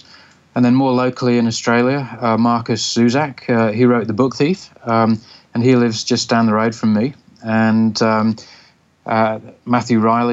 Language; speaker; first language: English; native; English